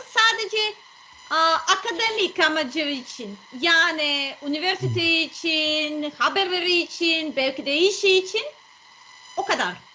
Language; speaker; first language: Turkish; non-native, learner; Serbian